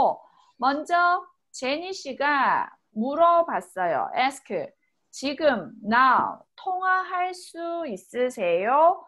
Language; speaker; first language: Korean; native; Korean